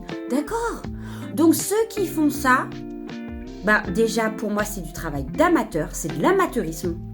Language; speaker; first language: French; native; French